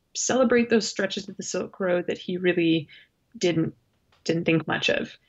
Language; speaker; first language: English; native; English